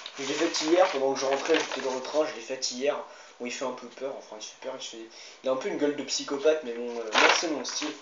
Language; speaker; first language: French; native; French